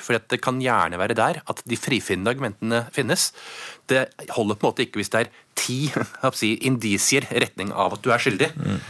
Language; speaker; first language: Norwegian; native; Norwegian